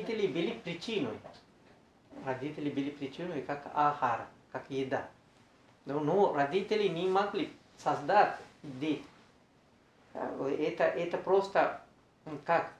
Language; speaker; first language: Russian; non-native, learner; Sinhala